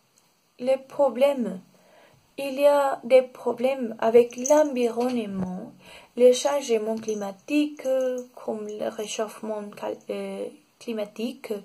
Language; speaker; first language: French; non-native, learner; Spanish